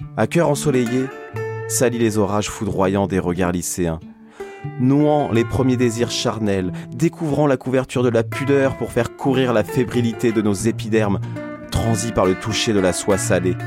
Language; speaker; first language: French; non-native, fluent; Portuguese